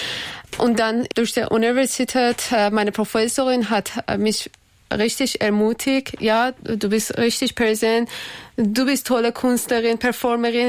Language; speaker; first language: German; non-native, learner; Persian